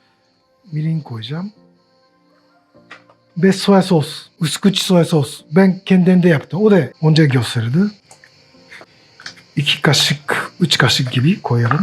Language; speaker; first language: Turkish; non-native, learner; Japanese